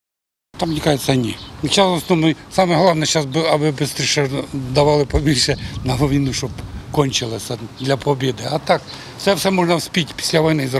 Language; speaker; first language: Ukrainian; non-native, local second language; Russian